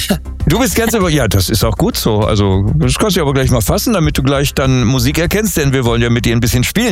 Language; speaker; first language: German; native; German